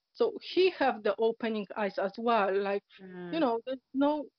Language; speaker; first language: English; non-native, learner; Polish